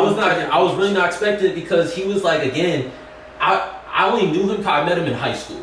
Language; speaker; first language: English; native; English